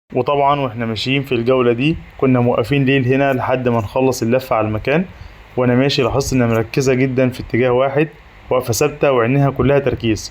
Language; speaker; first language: Arabic; native; Arabic